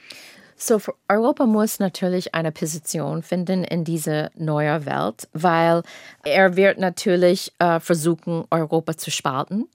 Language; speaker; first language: German; non-native, fluent; English